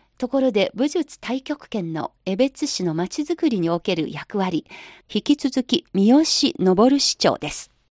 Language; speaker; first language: Japanese; non-native, fluent; Chinese